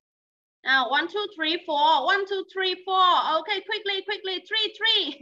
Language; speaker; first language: English; non-native, learner; Vietnamese